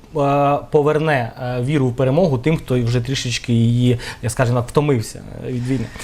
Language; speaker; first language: Ukrainian; native; Ukrainian